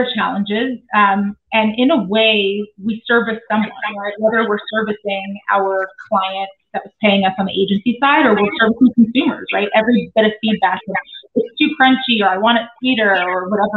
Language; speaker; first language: English; native; English